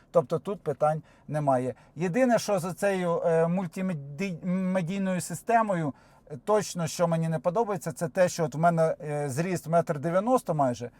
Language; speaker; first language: Ukrainian; non-native, local second language; Russian